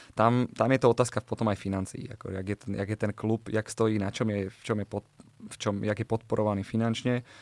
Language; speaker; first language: Slovak; native; Slovak